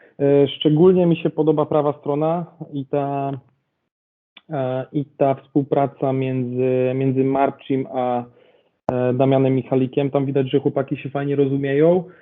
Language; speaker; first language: Polish; native; Polish